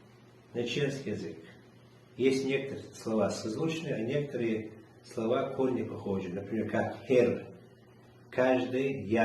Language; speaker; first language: Russian; non-native, local second language; Chechen